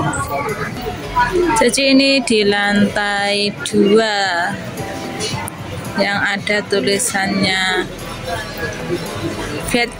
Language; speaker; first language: Indonesian; non-native, local second language; Javanese